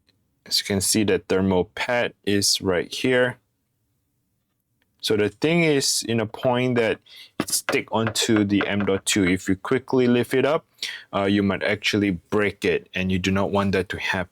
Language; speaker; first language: English; non-native, fluent; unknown